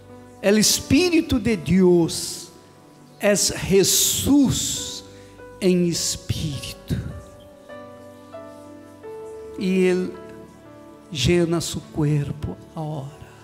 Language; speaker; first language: Portuguese; non-native, fluent; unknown